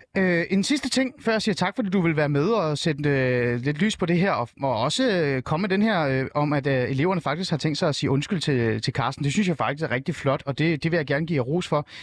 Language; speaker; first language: Danish; early bilingual, other home language; Persian